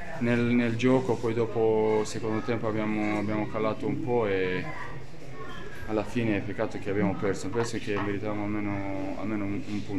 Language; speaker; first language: Italian; non-native, learner; Serbian